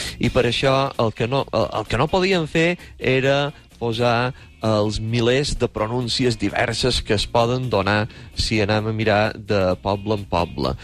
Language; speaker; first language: Catalan; native; Catalan